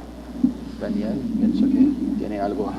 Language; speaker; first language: Spanish; non-native, learner; Portuguese